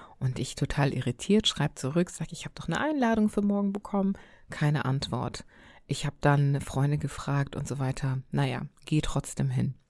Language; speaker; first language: German; early bilingual, other home language; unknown